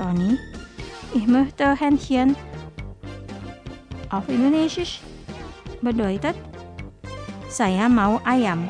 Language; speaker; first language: German; non-native, fluent; Indonesian